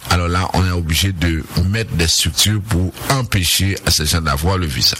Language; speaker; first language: French; non-native, local second language; Haitian Creole